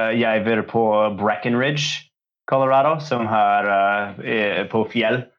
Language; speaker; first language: Norwegian; non-native, learner; English